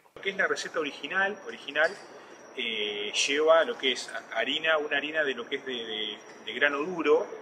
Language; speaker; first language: Spanish; native; Spanish